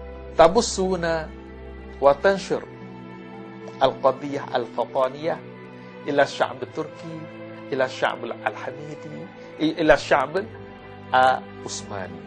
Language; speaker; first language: Arabic; non-native, learner; Malay